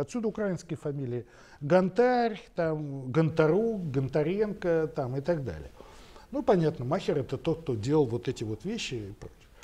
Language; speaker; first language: Russian; native; Russian